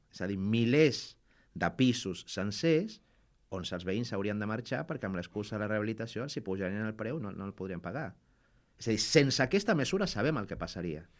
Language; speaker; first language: Catalan; non-native, fluent; Spanish